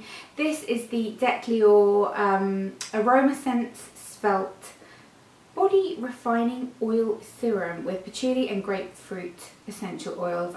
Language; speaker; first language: English; native; English